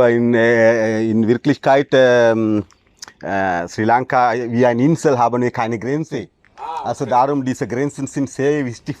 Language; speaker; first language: German; non-native, learner; Sinhala